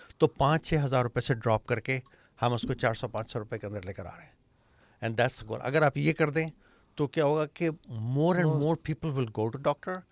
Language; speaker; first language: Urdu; native; Urdu